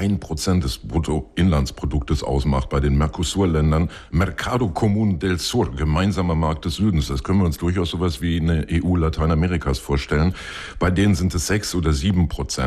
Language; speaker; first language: German; native; German